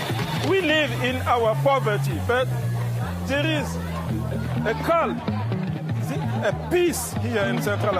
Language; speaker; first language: English; non-native, learner; Sango